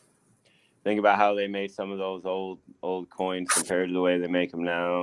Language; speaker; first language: English; native; English